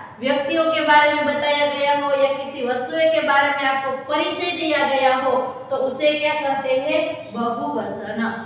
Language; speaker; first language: Hindi; non-native, local second language; Gujarati